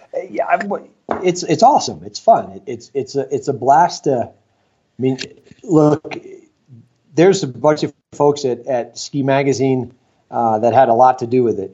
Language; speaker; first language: English; native; English